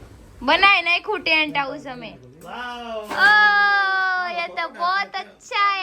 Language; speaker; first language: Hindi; non-native, local second language; Gujarati